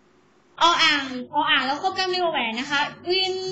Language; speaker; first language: Chinese; non-native, learner; Thai